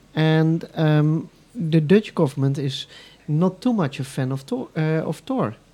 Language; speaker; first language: English; non-native, fluent; Dutch